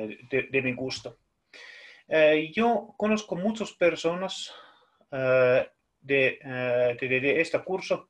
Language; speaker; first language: Spanish; non-native, fluent; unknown